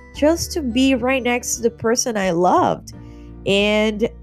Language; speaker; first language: English; non-native, fluent; Portuguese